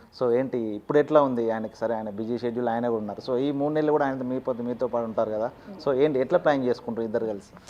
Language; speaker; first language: Telugu; native; Telugu